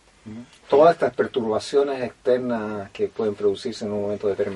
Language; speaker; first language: Spanish; native; Spanish